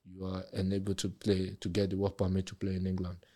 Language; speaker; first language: English; non-native, local second language; Yoruba